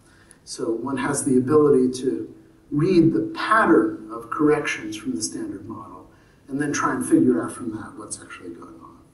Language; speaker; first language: English; native; English